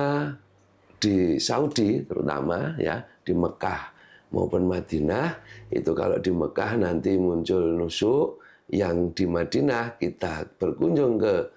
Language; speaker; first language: Indonesian; non-native, local second language; Javanese